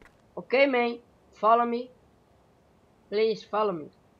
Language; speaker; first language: English; non-native, learner; Portuguese